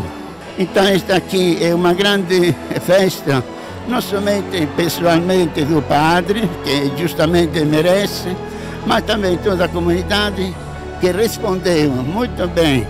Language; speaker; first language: Portuguese; non-native, fluent; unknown